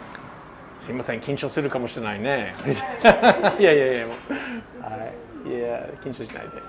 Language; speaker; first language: Japanese; non-native, fluent; English